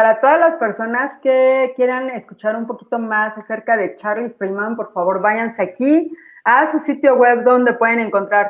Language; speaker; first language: Spanish; native; Spanish